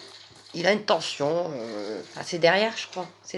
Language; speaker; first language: French; native; French